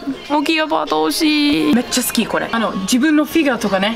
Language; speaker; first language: Japanese; non-native, fluent; English